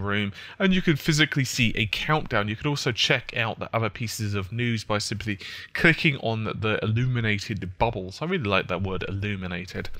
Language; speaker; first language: English; native; English